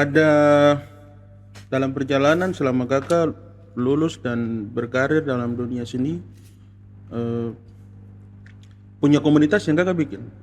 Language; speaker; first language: Malay; native; Malay